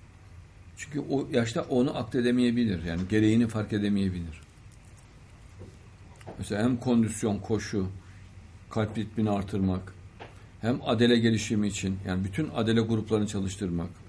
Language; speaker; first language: Turkish; native; Turkish